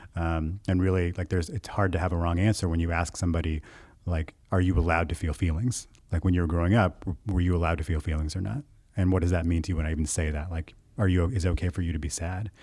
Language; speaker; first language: English; native; English